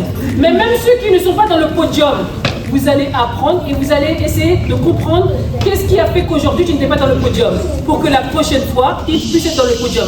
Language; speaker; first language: French; native; French